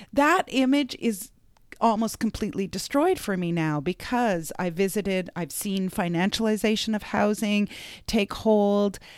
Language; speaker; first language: English; native; English